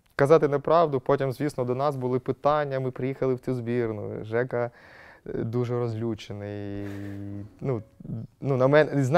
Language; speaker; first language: Ukrainian; native; Ukrainian